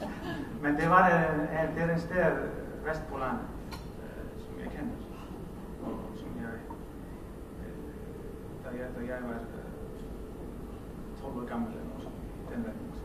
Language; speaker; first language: Swedish; non-native, learner; Icelandic